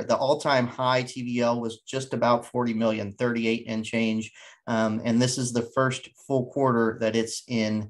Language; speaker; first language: English; native; English